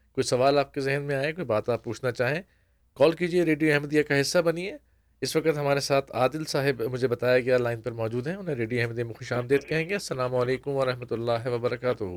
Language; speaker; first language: Urdu; native; Urdu